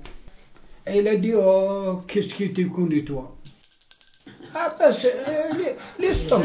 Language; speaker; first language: French; non-native, local second language; Arabic